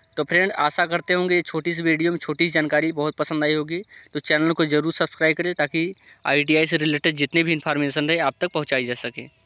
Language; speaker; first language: Hindi; native; Hindi